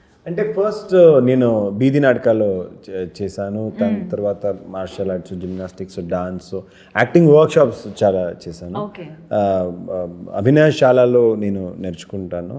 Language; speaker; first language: Telugu; non-native, learner; Kannada